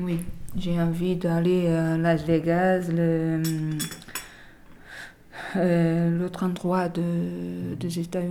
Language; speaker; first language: French; non-native, learner; Portuguese